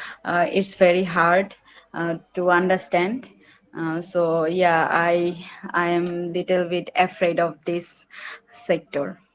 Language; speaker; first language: English; non-native, learner; Bangla